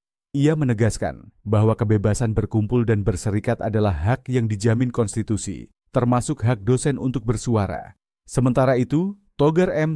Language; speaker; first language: Indonesian; native; Indonesian